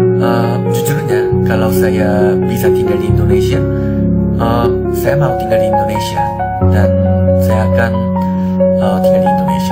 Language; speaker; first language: Indonesian; non-native, learner; Korean